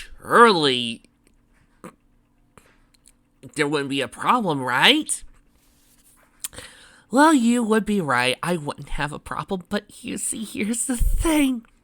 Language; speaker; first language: English; native; English